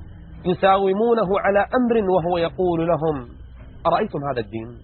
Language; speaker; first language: Arabic; native; Arabic